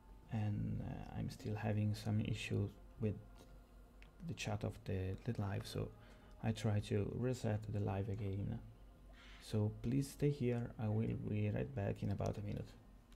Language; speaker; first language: English; non-native, learner; Italian